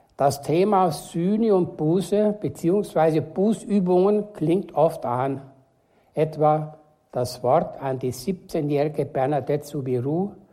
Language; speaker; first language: German; native; German